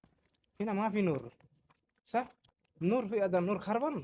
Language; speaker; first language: Arabic; non-native, learner; Bangla